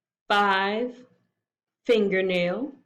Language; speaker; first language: English; native; English